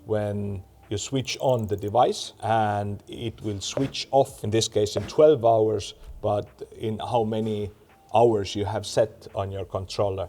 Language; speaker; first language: English; non-native, fluent; Estonian